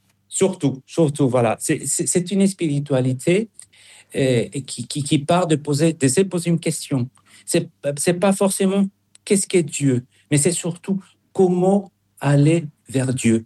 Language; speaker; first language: French; non-native, fluent; Spanish